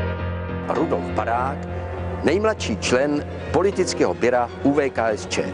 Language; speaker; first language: Czech; native; Czech